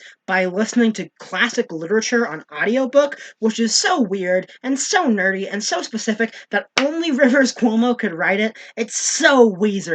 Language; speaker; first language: English; native; English